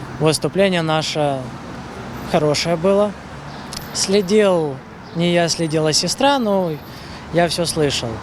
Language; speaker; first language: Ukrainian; non-native, local second language; Russian